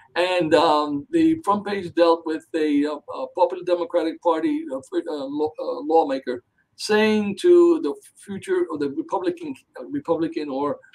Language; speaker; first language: English; early bilingual, other home language; Spanish